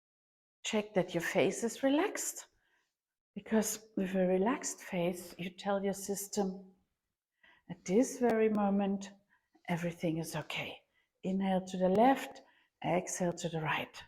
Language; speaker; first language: English; non-native, fluent; German